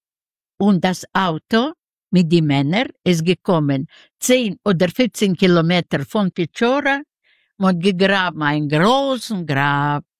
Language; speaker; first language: German; non-native, learner; Yiddish